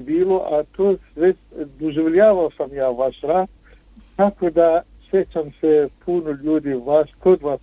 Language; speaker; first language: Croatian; non-native, fluent; Arabic